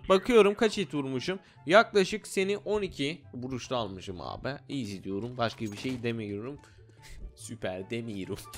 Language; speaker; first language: Turkish; native; Turkish